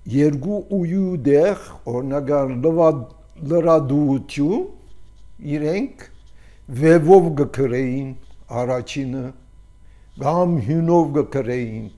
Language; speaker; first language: Armenian; early bilingual, heritage; Armenian